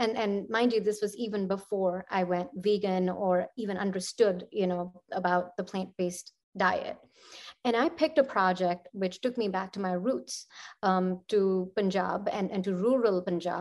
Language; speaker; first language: English; non-native, local second language; Punjabi